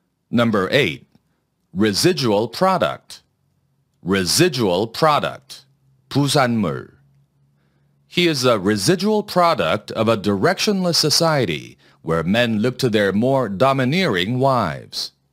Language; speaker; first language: English; non-native, fluent; Korean